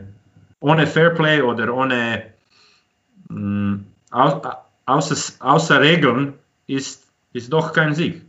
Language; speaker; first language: German; non-native, fluent; Croatian